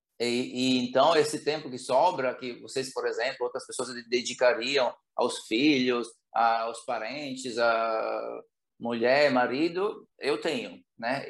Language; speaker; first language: Portuguese; non-native, fluent; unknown